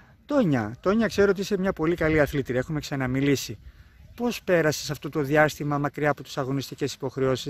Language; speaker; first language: Greek; native; Greek